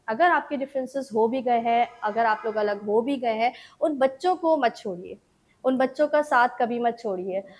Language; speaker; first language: Urdu; native; Urdu